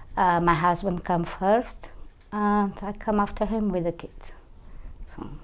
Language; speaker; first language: English; non-native, learner; Portuguese